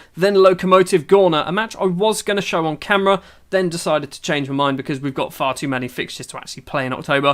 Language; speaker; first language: English; native; English